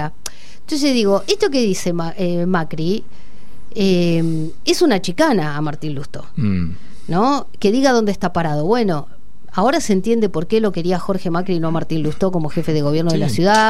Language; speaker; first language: Spanish; native; Spanish